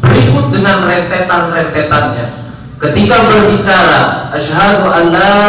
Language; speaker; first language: Indonesian; native; Indonesian